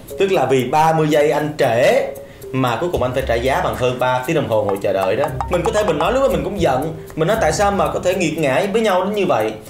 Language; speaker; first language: Vietnamese; native; Vietnamese